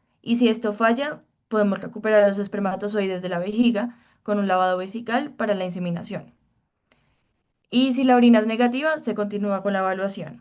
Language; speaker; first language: Spanish; native; Spanish